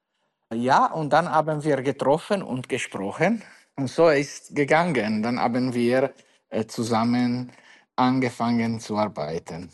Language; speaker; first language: German; non-native, learner; Italian